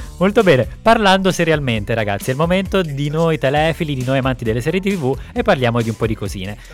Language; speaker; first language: Italian; native; Italian